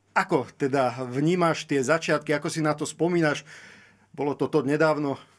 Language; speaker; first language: Slovak; native; Slovak